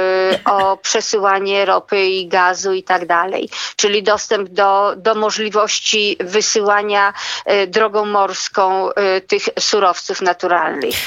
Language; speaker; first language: Polish; native; Polish